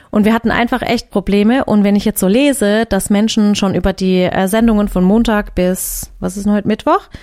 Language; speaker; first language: German; early bilingual, other home language; Turkish